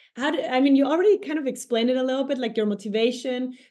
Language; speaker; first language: English; non-native, fluent; Spanish